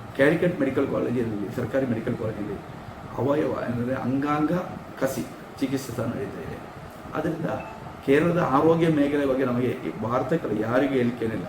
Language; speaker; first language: Kannada; non-native, local second language; Tulu